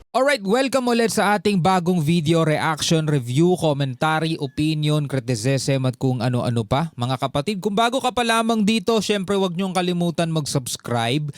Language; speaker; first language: Filipino; native; Filipino